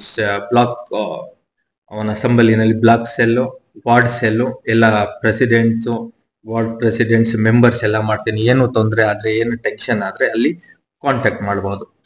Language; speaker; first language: Kannada; non-native, local second language; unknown